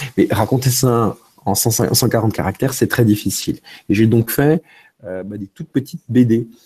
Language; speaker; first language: French; early bilingual, other home language; Romanian